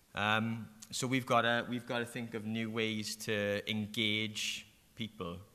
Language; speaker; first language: English; native; English